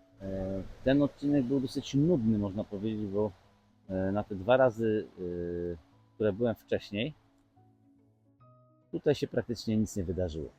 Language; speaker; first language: Polish; native; Polish